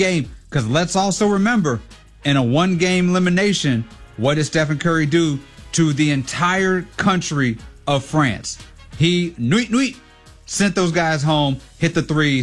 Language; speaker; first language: English; native; English